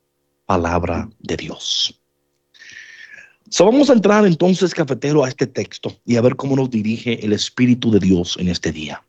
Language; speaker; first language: Spanish; native; Spanish